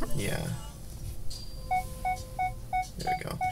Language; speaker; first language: English; native; English